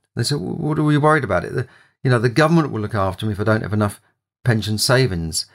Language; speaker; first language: English; native; English